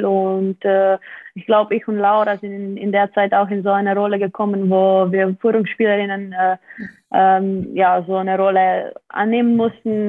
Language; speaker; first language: German; non-native, fluent; Slovenian